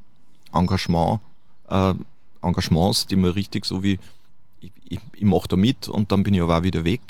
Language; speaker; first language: German; native; German